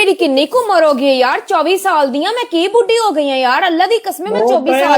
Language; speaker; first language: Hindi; non-native, local second language; Punjabi